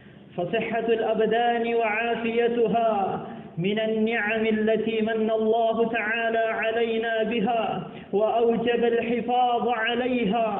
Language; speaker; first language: Arabic; non-native, fluent; Indonesian